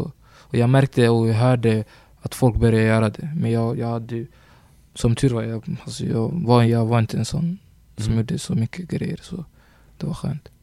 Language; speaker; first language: Swedish; early bilingual, other home language; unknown